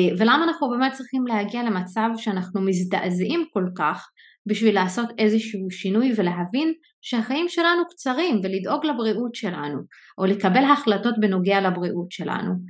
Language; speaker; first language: Hebrew; non-native, local second language; Arabic